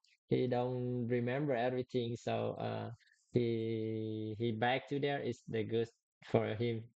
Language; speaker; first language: English; non-native, learner; Vietnamese